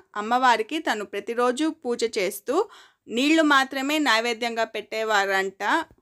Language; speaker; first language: Telugu; non-native, local second language; Kannada